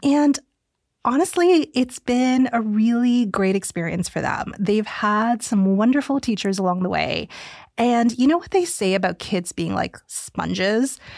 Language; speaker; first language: English; early bilingual, other home language; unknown